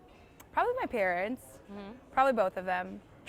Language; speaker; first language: English; native; English